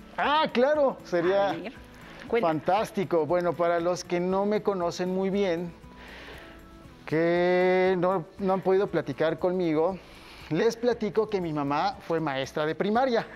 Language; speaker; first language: Spanish; native; Spanish